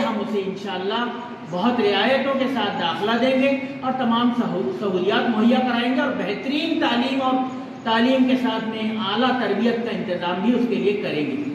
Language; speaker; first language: Urdu; native; Urdu